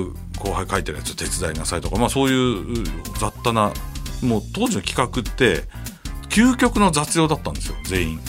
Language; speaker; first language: Japanese; native; Japanese